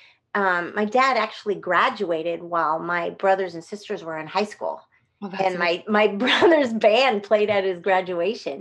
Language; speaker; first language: English; native; English